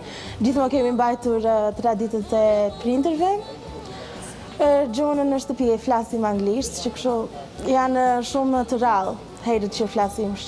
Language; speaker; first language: Albanian; early bilingual, other home language; English